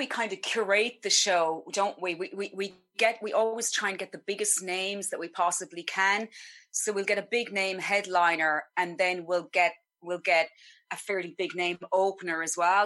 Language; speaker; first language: English; native; English